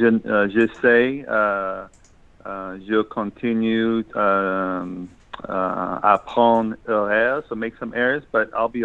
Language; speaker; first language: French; non-native, learner; English